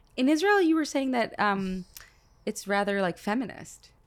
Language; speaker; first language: English; early bilingual, other home language; Hebrew